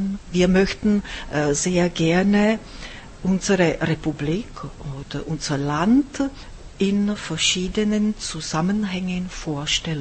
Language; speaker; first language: German; non-native, fluent; Czech